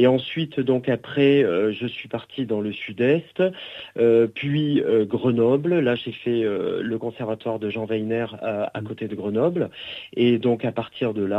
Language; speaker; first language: French; native; French